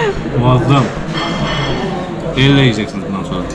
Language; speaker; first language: Turkish; native; Turkish